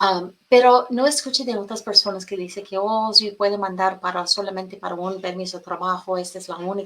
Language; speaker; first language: Spanish; non-native, fluent; English